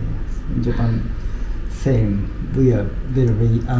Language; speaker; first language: English; non-native, learner; Japanese